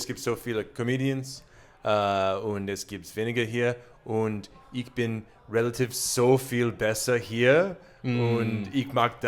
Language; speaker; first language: German; non-native, learner; English